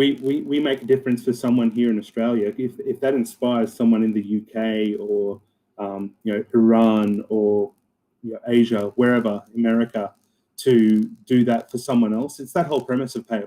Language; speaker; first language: English; native; English